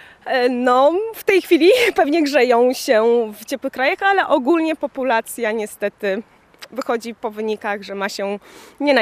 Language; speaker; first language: Polish; native; Polish